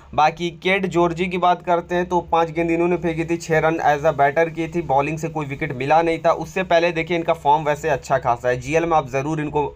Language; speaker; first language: Hindi; native; Hindi